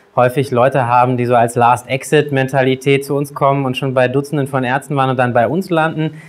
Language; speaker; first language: German; native; German